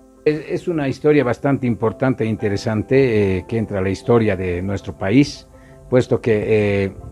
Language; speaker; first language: Spanish; native; Spanish